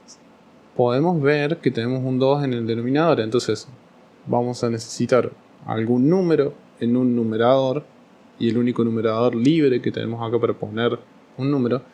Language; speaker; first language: Spanish; native; Spanish